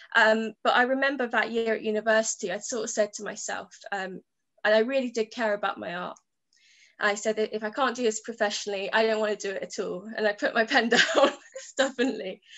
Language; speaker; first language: English; native; English